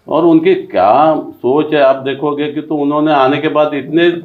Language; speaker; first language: Hindi; non-native, local second language; Marathi